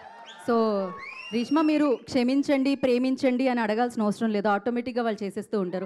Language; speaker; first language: Telugu; native; Telugu